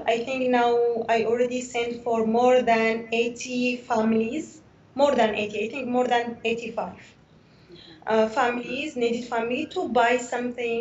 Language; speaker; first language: English; non-native, learner; Arabic